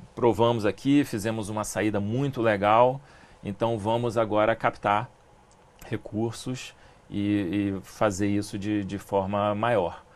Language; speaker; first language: Portuguese; native; Portuguese